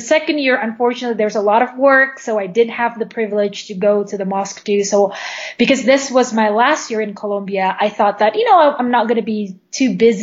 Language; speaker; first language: English; non-native, fluent; Indonesian